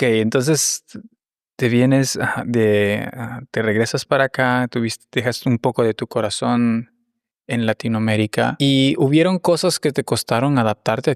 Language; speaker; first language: Spanish; native; Spanish